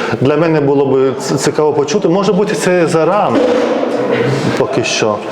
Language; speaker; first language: Ukrainian; non-native, fluent; Lithuanian